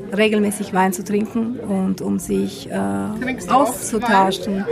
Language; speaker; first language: German; non-native, fluent; Italian